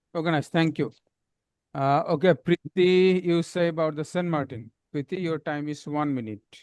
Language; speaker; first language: English; non-native, fluent; Bangla